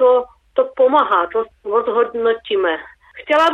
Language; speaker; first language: Czech; early bilingual, heritage; Czech